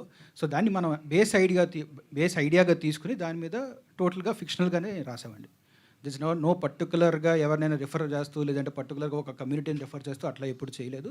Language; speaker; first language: Telugu; native; Telugu